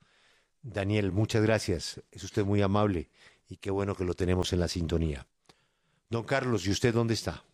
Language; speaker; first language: Spanish; native; Spanish